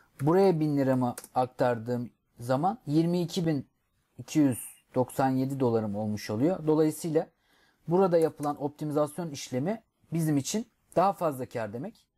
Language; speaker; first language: Turkish; native; Turkish